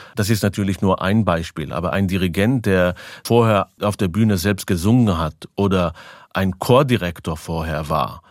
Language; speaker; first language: German; non-native, fluent; Hebrew